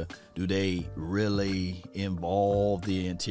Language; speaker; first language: English; native; English